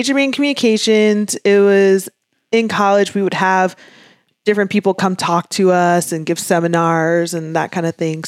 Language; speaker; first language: English; native; English